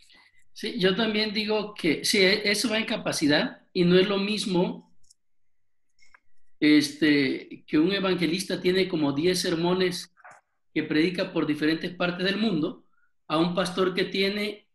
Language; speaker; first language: Spanish; native; Spanish